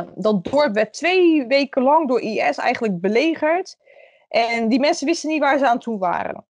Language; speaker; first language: Dutch; native; Dutch